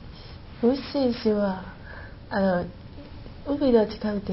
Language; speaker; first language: Japanese; non-native, learner; Chinese